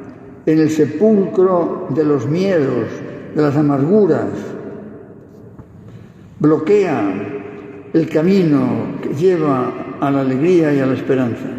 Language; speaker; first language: Spanish; native; Spanish